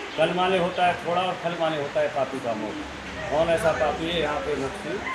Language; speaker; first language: Hindi; native; Hindi